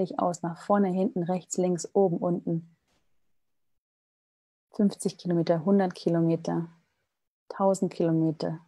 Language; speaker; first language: German; native; German